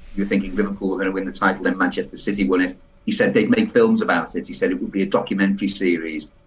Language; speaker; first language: English; native; English